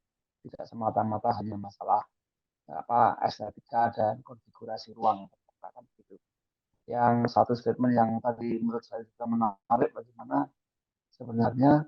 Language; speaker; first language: Indonesian; native; Indonesian